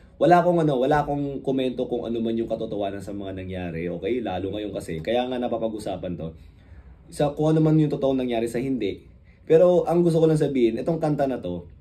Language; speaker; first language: Filipino; native; Filipino